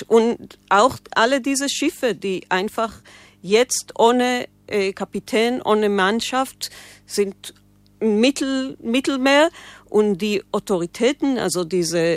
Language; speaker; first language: German; non-native, learner; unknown